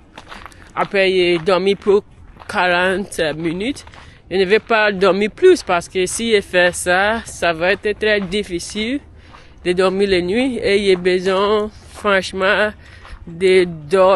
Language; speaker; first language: French; non-native, learner; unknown